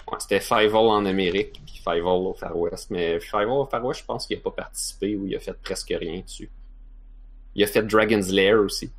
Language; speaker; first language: French; native; French